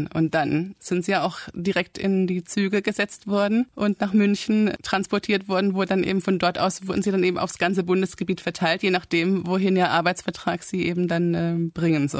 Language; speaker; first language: German; native; German